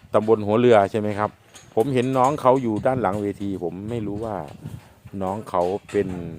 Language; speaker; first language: Thai; native; Thai